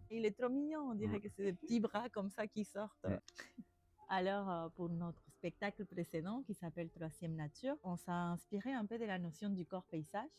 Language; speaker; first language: French; non-native, fluent; Spanish